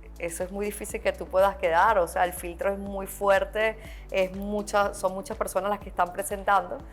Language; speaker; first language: Spanish; native; Spanish